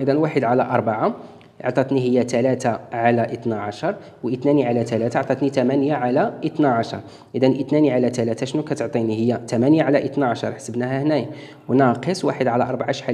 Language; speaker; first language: Arabic; native; Arabic